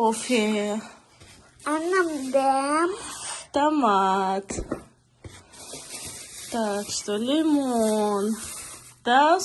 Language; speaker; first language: Russian; non-native, local second language; Tajik